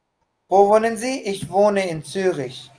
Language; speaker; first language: German; non-native, learner; Hindi